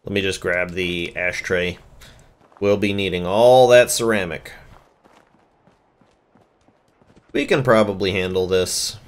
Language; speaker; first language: English; native; English